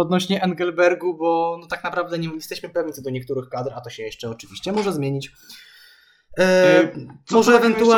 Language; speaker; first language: Polish; native; Polish